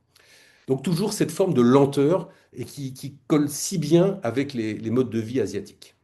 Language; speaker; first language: French; native; French